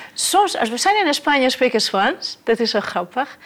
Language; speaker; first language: Dutch; non-native, learner; Spanish